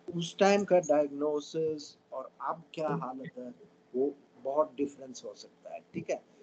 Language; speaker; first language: Hindi; non-native, local second language; Tamil